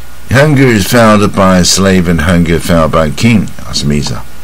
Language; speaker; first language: English; non-native, fluent; Chinese